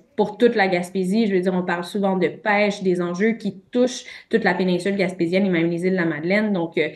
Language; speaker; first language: French; native; French